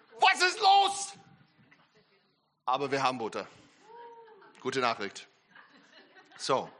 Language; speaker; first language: German; non-native, learner; English